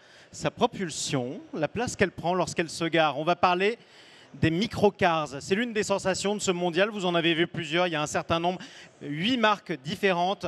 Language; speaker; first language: French; native; French